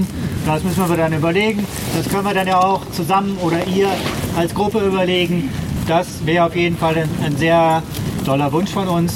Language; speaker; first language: German; native; German